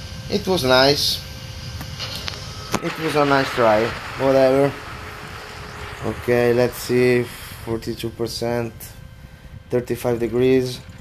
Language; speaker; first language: English; non-native, fluent; Italian